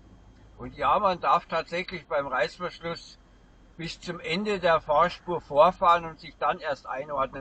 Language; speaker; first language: German; native; German